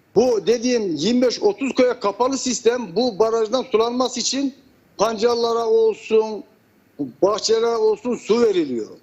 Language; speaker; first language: Turkish; native; Turkish